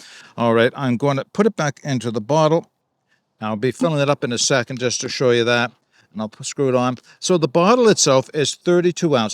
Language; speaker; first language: English; native; English